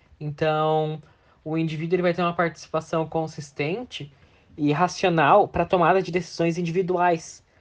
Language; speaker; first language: Portuguese; native; Portuguese